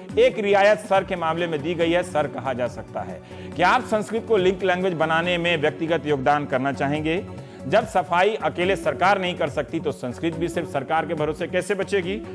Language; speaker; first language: Hindi; non-native, local second language; Bhojpuri